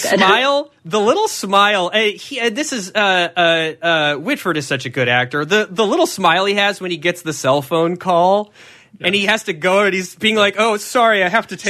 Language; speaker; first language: English; native; English